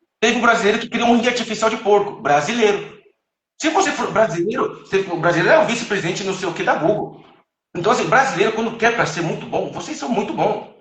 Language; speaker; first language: Portuguese; non-native, fluent; Chinese